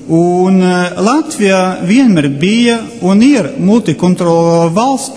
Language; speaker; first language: Latvian; non-native, local second language; Russian